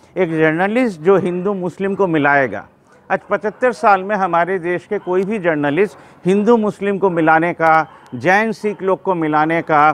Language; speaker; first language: Hindi; non-native, local second language; Bangla